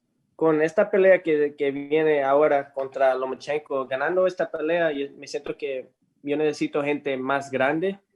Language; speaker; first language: Spanish; early bilingual, heritage; English